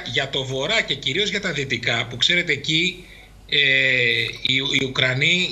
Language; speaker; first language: Greek; native; Greek